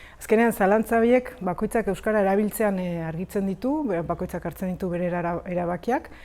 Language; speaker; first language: Basque; native; Basque